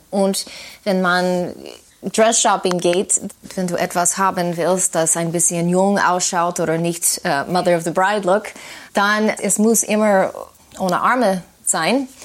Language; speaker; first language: German; non-native, fluent; English